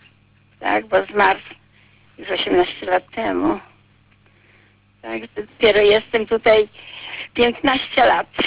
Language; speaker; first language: Polish; native; Polish